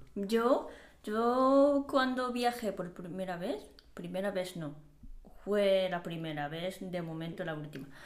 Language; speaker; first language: Spanish; non-native, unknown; Japanese